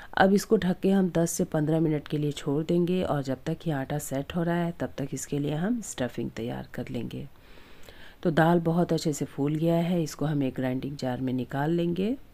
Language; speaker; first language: Hindi; native; Hindi